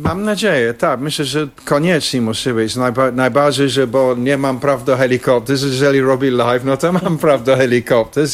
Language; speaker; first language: Polish; non-native, fluent; English